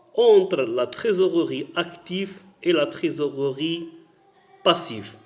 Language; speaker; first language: French; non-native, local second language; Arabic